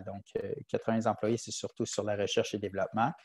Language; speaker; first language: French; native; French